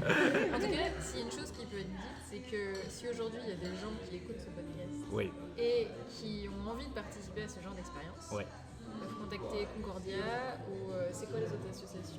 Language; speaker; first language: French; native; French